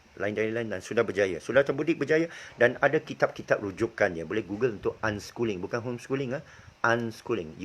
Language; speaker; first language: Malay; native; Malay